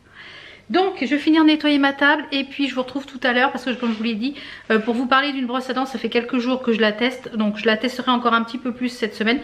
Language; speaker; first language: French; native; French